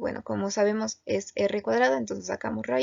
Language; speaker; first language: Spanish; native; Spanish